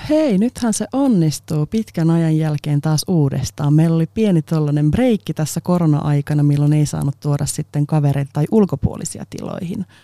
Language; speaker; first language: Finnish; non-native, local second language; Swedish